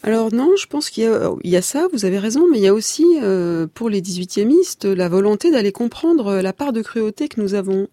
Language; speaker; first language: French; native; French